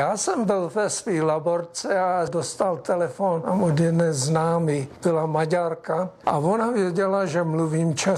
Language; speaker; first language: Czech; early bilingual, heritage; Czech